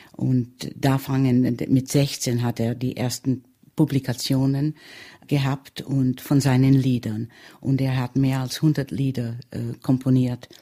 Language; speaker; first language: German; early bilingual, heritage; German